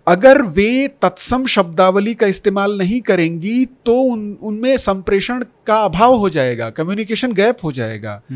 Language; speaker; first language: Hindi; non-native, local second language; Bhojpuri